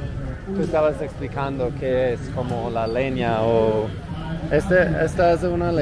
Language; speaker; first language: Spanish; non-native, learner; English